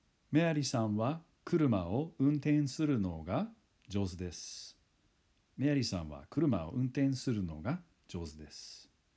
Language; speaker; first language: Japanese; non-native, fluent; English